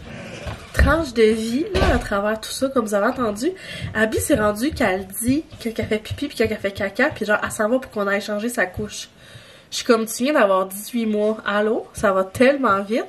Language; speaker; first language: French; native; French